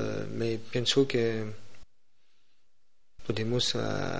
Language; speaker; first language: Spanish; non-native, learner; French